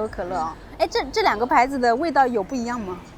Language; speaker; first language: Chinese; native; Chinese